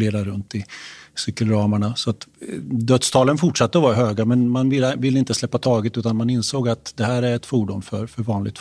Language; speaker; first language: Swedish; native; Swedish